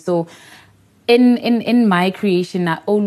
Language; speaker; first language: English; non-native, local second language; Tswana